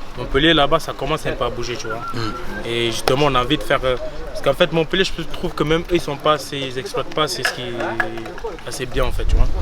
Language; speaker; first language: French; early bilingual, other home language; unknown